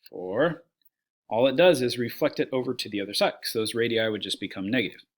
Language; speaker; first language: English; native; English